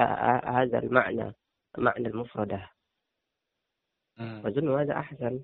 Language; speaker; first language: Arabic; non-native, learner; Indonesian